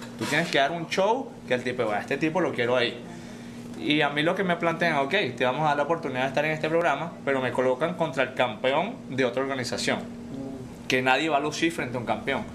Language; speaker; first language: Spanish; native; Spanish